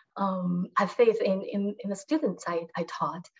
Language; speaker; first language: English; non-native, fluent; Chinese